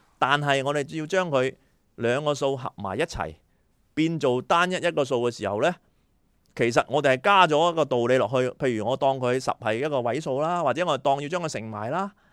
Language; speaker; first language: Cantonese; native; Cantonese